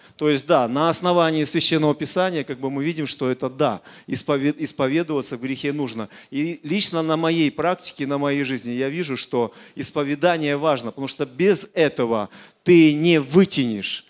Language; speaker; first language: Russian; native; Russian